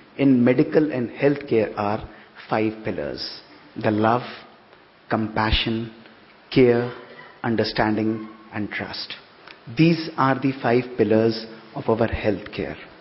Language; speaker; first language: English; non-native, local second language; Hindi